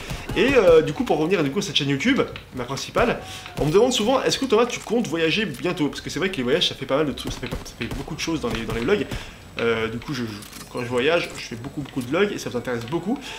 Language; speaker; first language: French; native; French